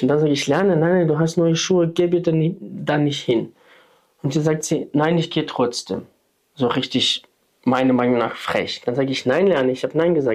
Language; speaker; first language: German; non-native, fluent; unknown